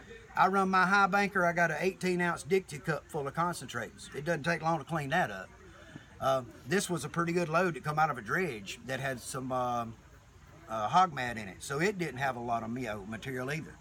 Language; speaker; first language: English; native; English